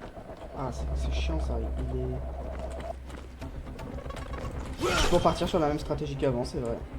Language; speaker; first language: French; native; French